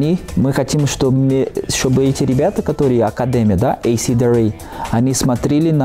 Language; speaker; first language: Russian; non-native, fluent; Portuguese